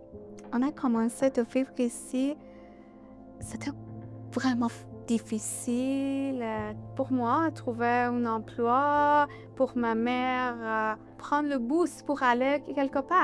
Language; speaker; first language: French; non-native, learner; Persian